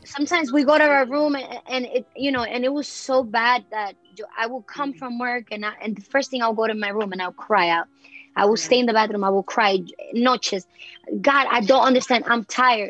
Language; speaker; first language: English; early bilingual, other home language; Spanish